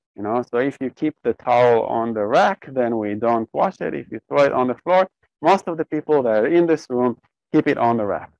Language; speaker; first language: English; non-native, fluent; Hebrew